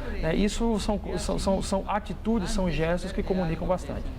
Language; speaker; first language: Portuguese; native; Portuguese